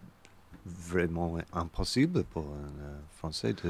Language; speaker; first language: French; non-native, learner; English